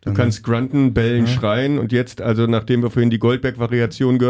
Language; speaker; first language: German; native; German